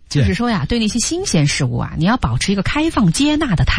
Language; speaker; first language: Chinese; native; Chinese